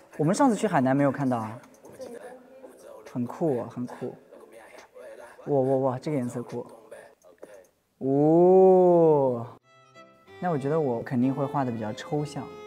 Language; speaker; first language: Chinese; native; Chinese